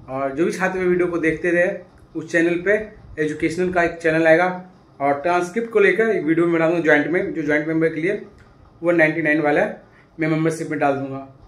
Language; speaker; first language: Hindi; native; Hindi